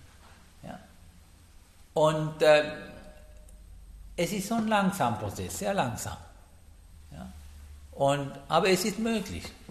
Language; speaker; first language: German; non-native, learner; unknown